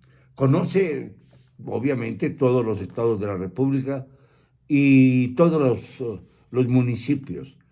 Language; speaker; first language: Spanish; native; Spanish